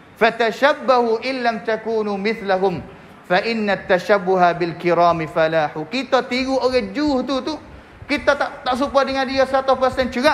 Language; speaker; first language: Malay; native; Malay